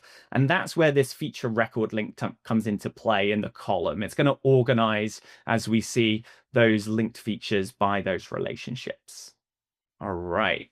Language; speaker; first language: English; native; English